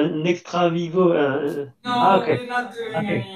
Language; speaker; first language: English; non-native, fluent; French